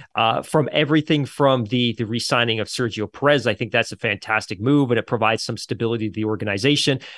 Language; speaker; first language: English; native; English